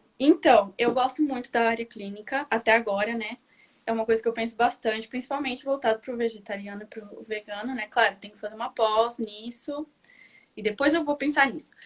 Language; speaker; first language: Portuguese; native; Portuguese